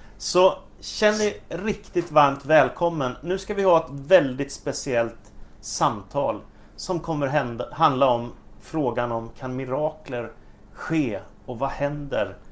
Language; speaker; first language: Swedish; native; Swedish